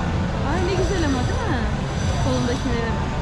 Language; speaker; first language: Turkish; native; Turkish